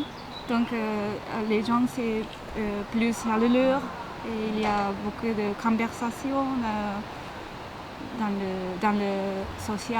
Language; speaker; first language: French; non-native, learner; Japanese